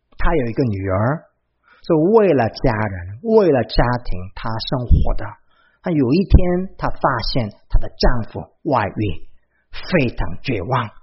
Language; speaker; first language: Chinese; non-native, fluent; Korean